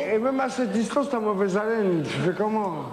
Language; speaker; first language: French; native; French